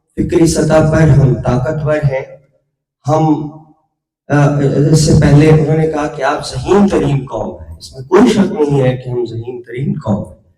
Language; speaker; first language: Urdu; non-native, local second language; Punjabi